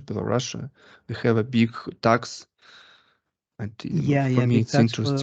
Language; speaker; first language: English; non-native, learner; Russian